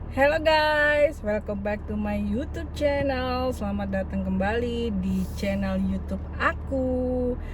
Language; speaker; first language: Indonesian; native; Indonesian